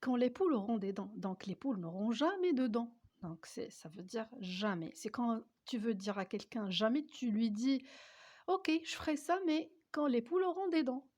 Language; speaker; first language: French; non-native, local second language; Arabic